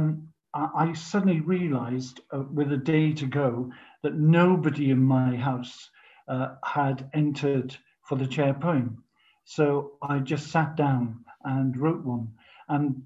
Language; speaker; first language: English; native; English